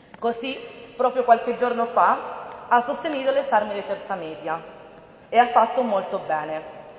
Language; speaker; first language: Italian; non-native, fluent; Spanish